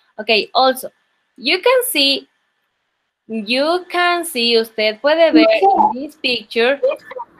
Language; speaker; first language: English; non-native, local second language; Spanish